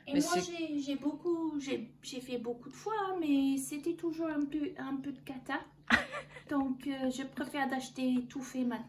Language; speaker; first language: French; non-native, learner; English